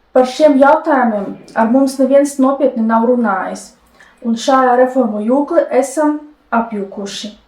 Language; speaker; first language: Latvian; non-native, local second language; Russian